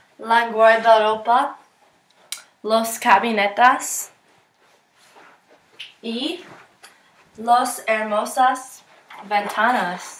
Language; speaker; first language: Spanish; non-native, learner; English